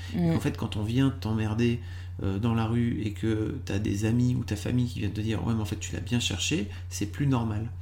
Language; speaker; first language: French; native; French